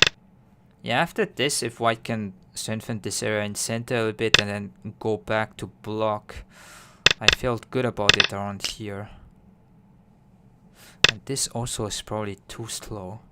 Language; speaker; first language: English; non-native, fluent; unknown